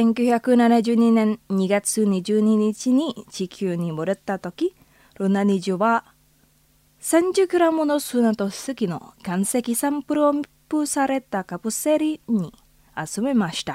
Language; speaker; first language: Japanese; non-native, fluent; Indonesian